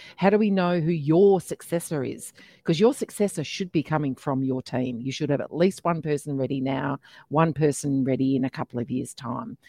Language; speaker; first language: English; native; English